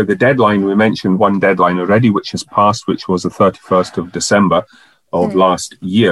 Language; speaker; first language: English; native; English